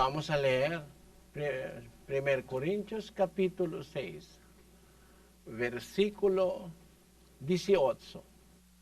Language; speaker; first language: Spanish; non-native, learner; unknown